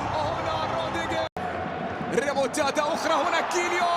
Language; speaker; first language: Arabic; native; Arabic